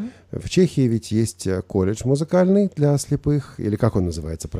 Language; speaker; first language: Russian; native; Russian